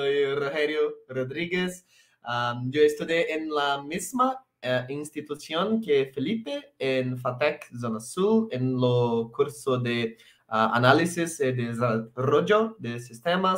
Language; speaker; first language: Spanish; non-native, local second language; Portuguese